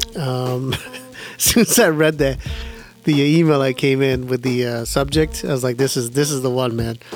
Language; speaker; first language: English; early bilingual, other home language; Punjabi